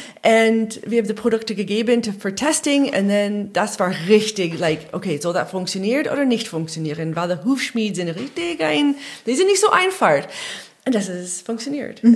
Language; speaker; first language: German; non-native, learner; English